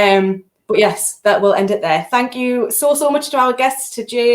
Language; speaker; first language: English; native; English